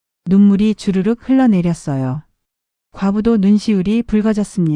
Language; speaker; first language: Korean; native; Korean